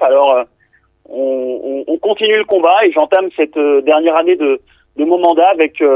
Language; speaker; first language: French; native; French